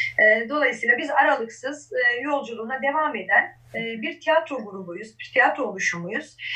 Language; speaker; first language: Turkish; non-native, local second language; Kurdish